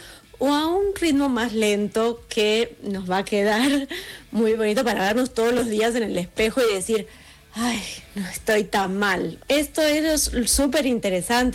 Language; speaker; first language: Spanish; native; Spanish